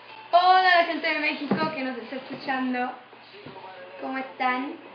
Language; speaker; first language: Spanish; native; Spanish